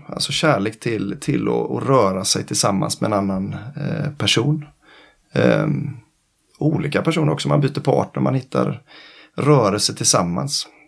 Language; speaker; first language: Swedish; native; Swedish